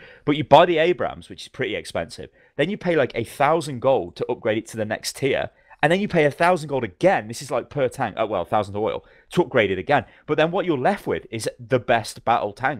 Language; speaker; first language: English; native; English